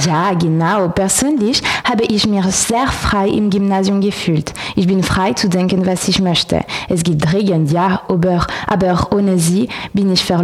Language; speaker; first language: German; non-native, learner; French